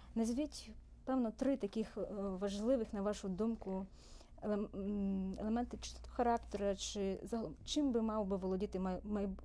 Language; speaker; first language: Ukrainian; early bilingual, heritage; Ukrainian